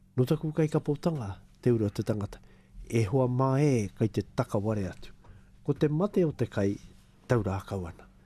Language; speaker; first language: Māori; native; Māori